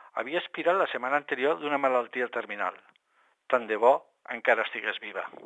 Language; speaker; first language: Catalan; native; Catalan